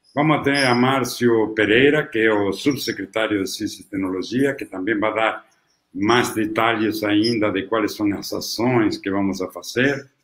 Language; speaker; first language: Portuguese; non-native, fluent; Italian